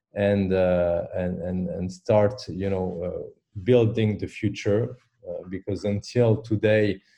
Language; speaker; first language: English; non-native, fluent; French